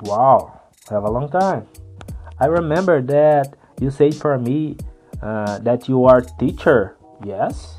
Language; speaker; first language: English; non-native, learner; Portuguese